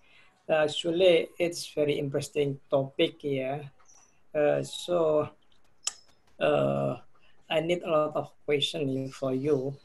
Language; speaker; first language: English; non-native, fluent; Indonesian